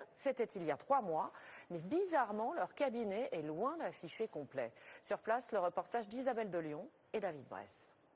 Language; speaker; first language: French; native; French